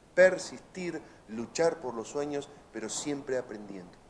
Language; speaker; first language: Spanish; native; Spanish